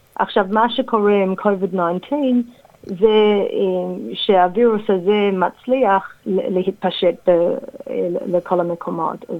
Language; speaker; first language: Hebrew; non-native, fluent; English